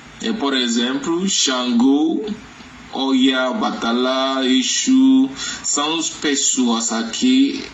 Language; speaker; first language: Portuguese; non-native, learner; Yoruba